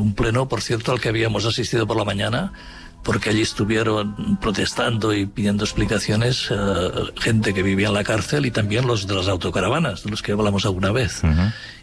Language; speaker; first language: Spanish; native; Spanish